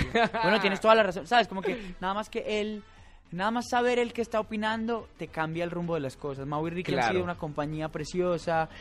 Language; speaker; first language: Spanish; native; Spanish